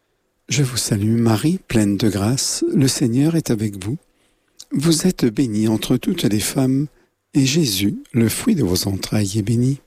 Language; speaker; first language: French; native; French